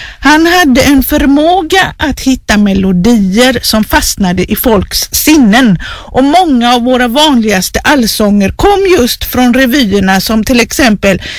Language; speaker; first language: Swedish; native; Swedish